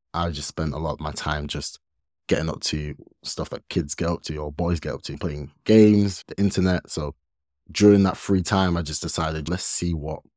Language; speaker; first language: English; early bilingual, other home language; Yoruba